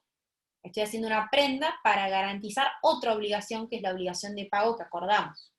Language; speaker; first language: Spanish; native; Spanish